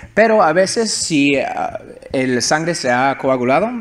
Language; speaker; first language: Spanish; early bilingual, heritage; Spanish